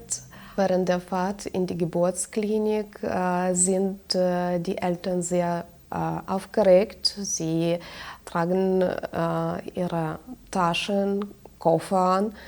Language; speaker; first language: German; non-native, fluent; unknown